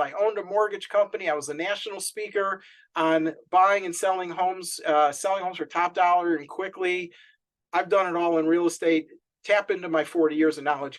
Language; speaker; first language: English; native; English